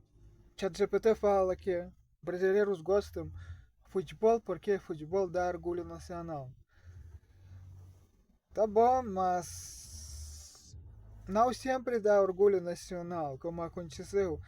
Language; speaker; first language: Portuguese; non-native, learner; Russian